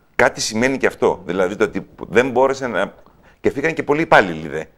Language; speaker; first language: Greek; native; Greek